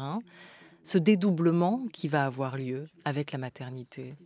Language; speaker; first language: French; native; French